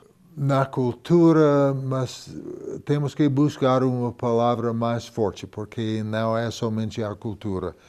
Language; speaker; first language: Portuguese; non-native, fluent; English